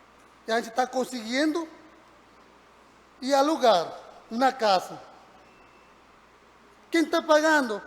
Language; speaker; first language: Portuguese; non-native, learner; Spanish